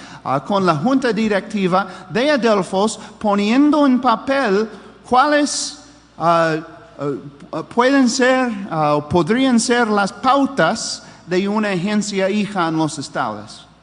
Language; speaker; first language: Spanish; non-native, fluent; English